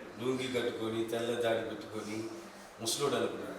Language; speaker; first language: Telugu; non-native, learner; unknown